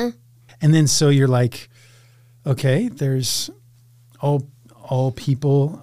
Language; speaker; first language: English; native; English